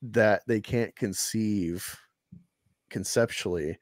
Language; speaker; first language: English; native; English